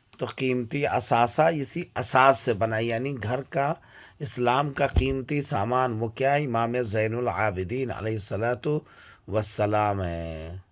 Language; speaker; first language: Urdu; native; Urdu